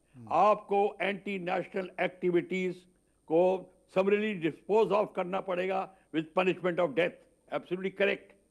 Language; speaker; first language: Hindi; native; Hindi